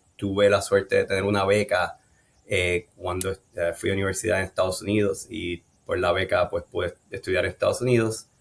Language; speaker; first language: Spanish; native; Spanish